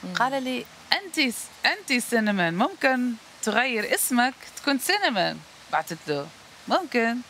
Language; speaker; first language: Arabic; non-native, learner; Dutch